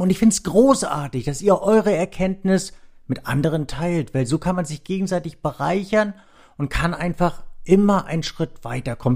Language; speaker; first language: German; native; German